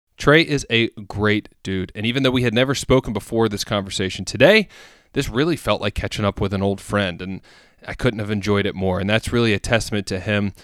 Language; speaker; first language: English; native; English